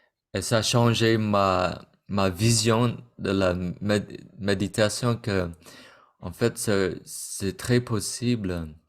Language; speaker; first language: French; non-native, fluent; Vietnamese